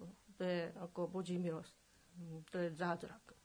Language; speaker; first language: Czech; non-native, learner; Japanese